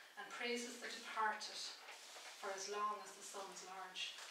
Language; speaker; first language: English; native; English